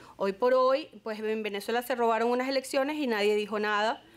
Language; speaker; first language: Spanish; native; Spanish